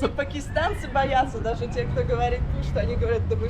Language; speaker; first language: Russian; native; Russian